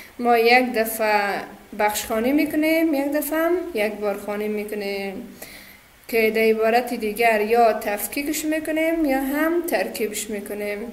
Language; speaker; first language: Persian; native; Persian